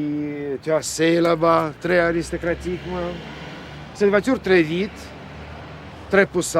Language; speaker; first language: French; non-native, learner; Russian